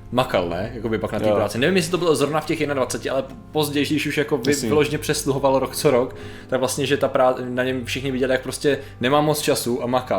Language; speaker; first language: Czech; native; Czech